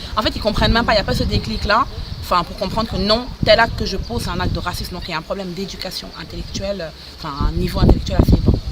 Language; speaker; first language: French; non-native, local second language; Arabic